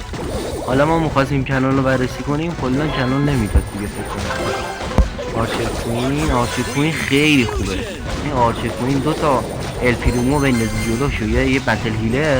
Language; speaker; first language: Persian; native; Persian